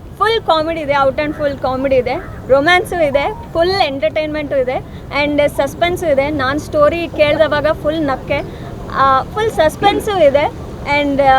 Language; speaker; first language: Kannada; non-native, local second language; Telugu